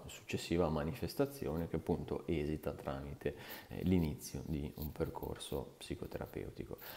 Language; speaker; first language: Italian; native; Italian